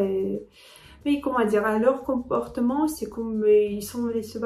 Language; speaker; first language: French; non-native, fluent; Ukrainian